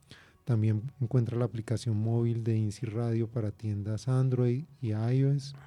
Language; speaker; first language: Spanish; native; Spanish